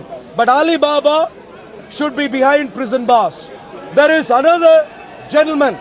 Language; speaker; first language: English; non-native, fluent; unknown